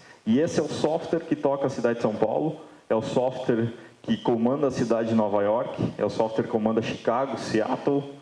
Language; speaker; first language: Portuguese; native; Portuguese